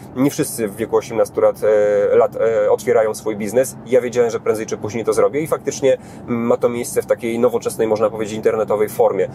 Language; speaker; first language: Polish; native; Polish